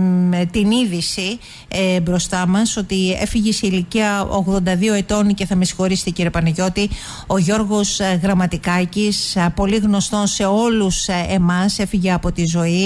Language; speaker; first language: Greek; native; Greek